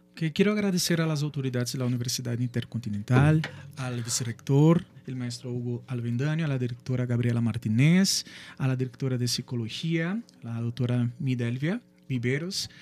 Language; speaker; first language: Spanish; non-native, fluent; Portuguese